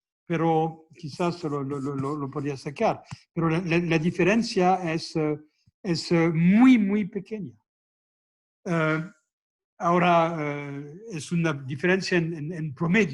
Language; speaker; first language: Spanish; non-native, fluent; French